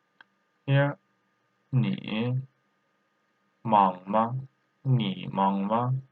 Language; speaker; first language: Chinese; non-native, fluent; Turkish